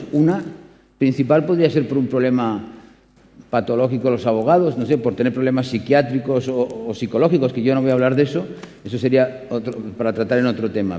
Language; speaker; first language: Spanish; native; Spanish